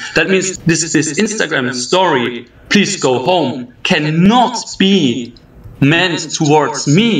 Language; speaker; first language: English; early bilingual, other home language; German